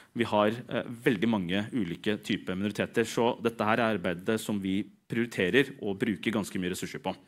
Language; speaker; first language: Norwegian; early bilingual, other home language; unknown